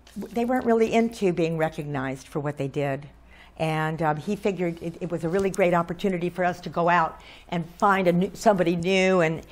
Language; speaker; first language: English; native; English